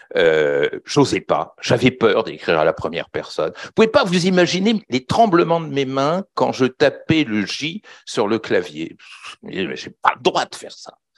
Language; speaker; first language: French; native; French